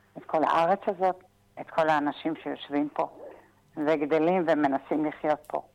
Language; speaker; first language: Hebrew; native; Hebrew